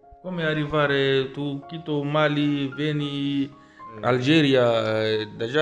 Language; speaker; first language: Italian; non-native, learner; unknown